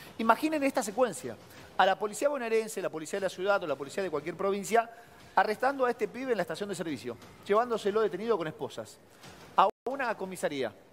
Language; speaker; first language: Spanish; native; Spanish